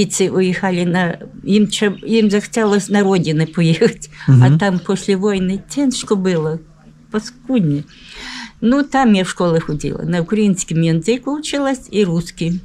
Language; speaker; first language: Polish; early bilingual, heritage; Polish